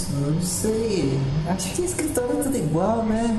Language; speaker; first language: Portuguese; native; Portuguese